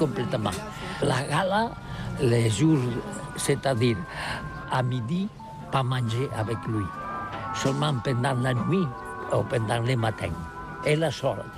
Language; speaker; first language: French; non-native, learner; Catalan